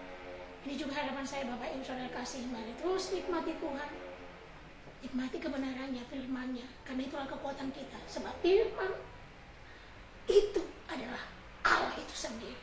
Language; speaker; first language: Indonesian; native; Indonesian